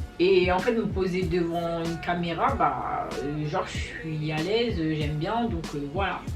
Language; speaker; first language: French; native; French